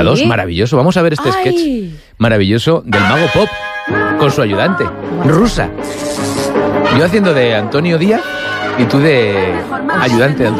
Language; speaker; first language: Spanish; native; Spanish